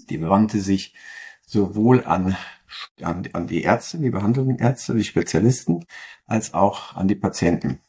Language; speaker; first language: German; native; German